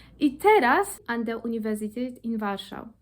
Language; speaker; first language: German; non-native, fluent; Polish